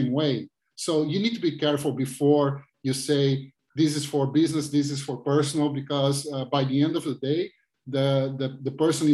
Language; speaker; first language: English; non-native, fluent; Portuguese